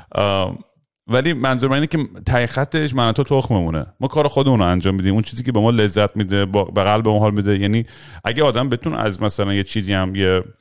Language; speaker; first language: Persian; early bilingual, heritage; Persian